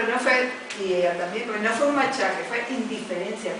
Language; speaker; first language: Spanish; native; Spanish